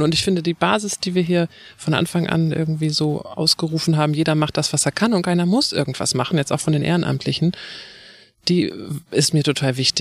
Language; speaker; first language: German; native; German